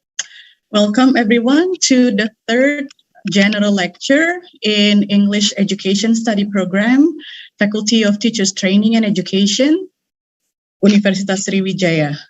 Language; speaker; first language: English; non-native, fluent; Indonesian